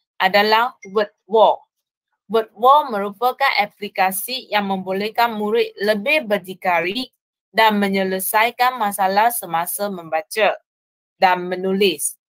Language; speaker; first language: Malay; non-native, local second language; Chinese